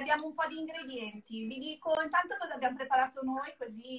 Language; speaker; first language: Italian; native; Italian